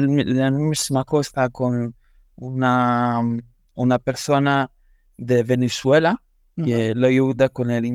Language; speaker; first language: Spanish; non-native, learner; French